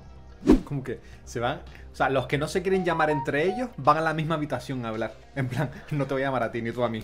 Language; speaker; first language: Spanish; native; Spanish